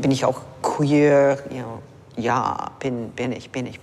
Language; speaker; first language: German; non-native, fluent; English